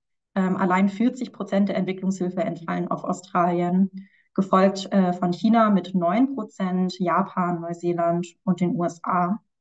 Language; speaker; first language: German; native; German